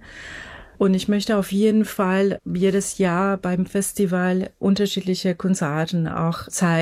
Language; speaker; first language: German; non-native, fluent; Persian